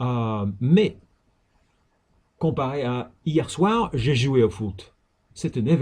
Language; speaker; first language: French; non-native, fluent; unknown